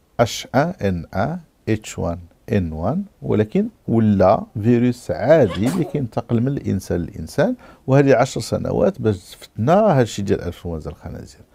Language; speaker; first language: Arabic; native; Arabic